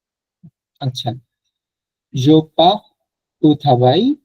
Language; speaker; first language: French; non-native, fluent; Bangla